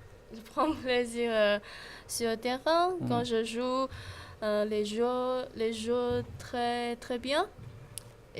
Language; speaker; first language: French; non-native, learner; Chinese